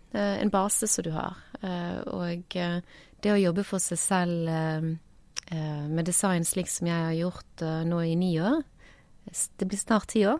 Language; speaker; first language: Norwegian; native; Norwegian